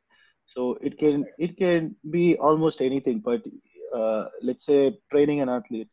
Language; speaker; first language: English; non-native, local second language; Tamil